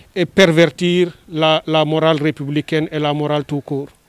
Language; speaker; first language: French; non-native, local second language; Wolof